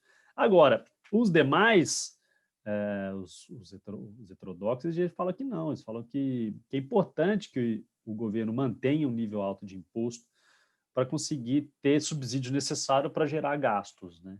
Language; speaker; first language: Portuguese; native; Portuguese